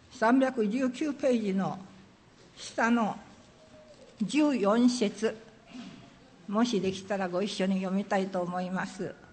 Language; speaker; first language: Japanese; non-native, fluent; Min Nan Chinese